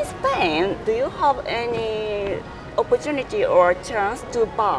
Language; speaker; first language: English; non-native, learner; Japanese